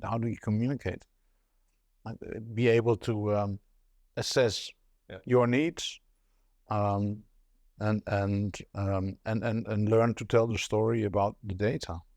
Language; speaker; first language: English; non-native, fluent; Dutch